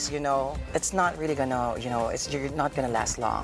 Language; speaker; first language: English; non-native, local second language; Filipino